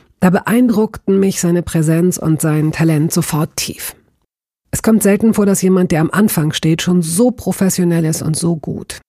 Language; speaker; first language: German; native; German